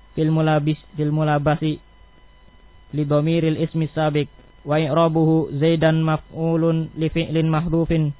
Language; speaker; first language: Arabic; non-native, learner; Indonesian